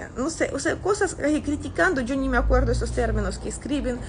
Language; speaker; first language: Spanish; non-native, fluent; Russian